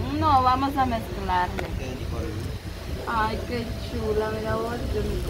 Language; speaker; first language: Spanish; native; Spanish